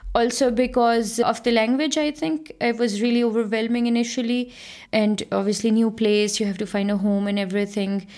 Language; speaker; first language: English; non-native, local second language; Punjabi